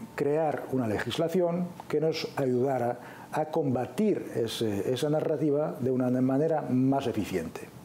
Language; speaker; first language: Spanish; non-native, fluent; Polish